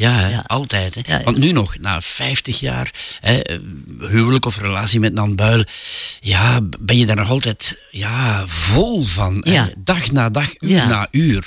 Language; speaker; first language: Dutch; native; Dutch